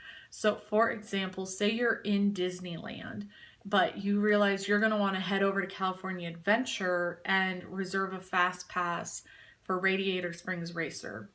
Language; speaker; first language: English; native; English